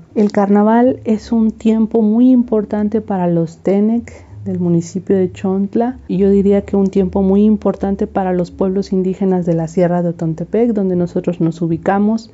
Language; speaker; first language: Spanish; native; Spanish